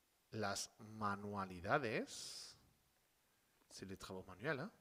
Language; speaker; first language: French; non-native, fluent; Spanish